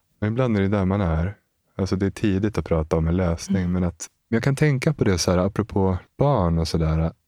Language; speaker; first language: Swedish; native; Swedish